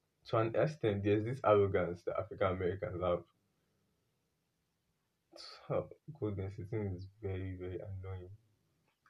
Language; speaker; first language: English; non-native, local second language; Yoruba